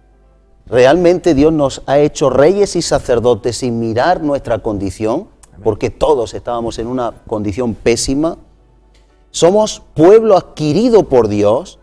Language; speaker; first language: Spanish; native; Spanish